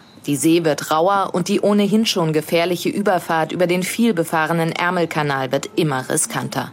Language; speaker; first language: German; native; German